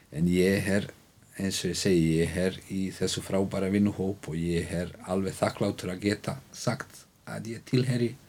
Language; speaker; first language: Icelandic; non-native, fluent; Bosnian